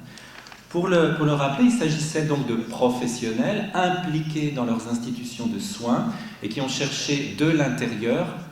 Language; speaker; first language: French; native; French